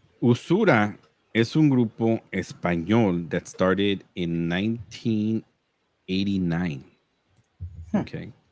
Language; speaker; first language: Spanish; early bilingual, heritage; Spanish